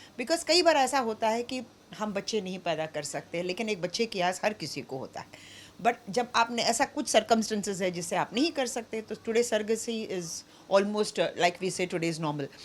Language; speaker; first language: Hindi; non-native, local second language; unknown